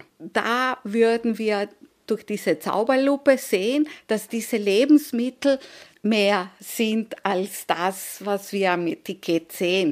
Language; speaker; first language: German; early bilingual, other home language; Spanish